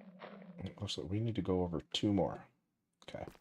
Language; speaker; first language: English; native; English